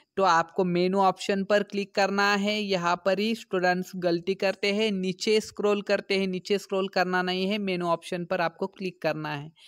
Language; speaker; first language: Hindi; non-native, local second language; Marathi